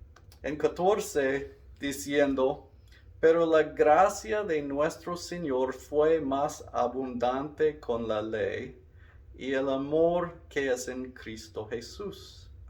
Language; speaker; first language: Spanish; non-native, learner; English